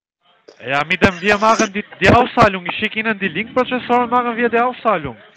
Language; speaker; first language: German; early bilingual, other home language; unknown